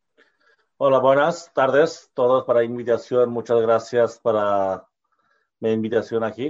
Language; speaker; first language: Spanish; non-native, learner; Bangla